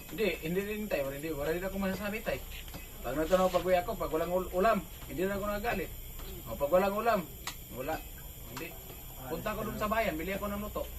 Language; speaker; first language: Filipino; non-native, local second language; Masbatenyo